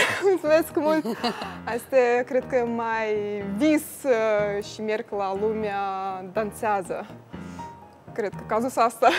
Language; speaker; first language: Romanian; non-native, learner; Russian